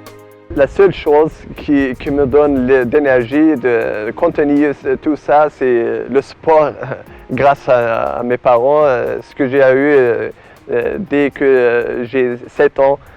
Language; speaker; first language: French; non-native, learner; Arabic